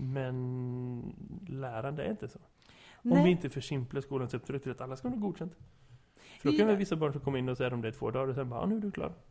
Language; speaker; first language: Swedish; native; Swedish